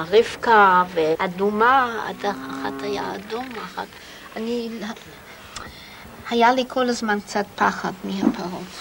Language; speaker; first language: Hebrew; non-native, fluent; German